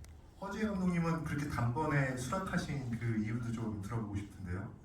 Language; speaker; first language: Korean; native; Korean